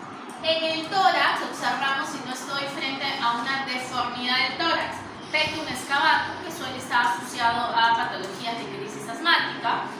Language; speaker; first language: Spanish; native; Spanish